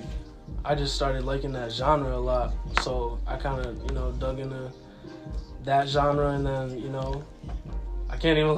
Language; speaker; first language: English; early bilingual, other home language; Ukrainian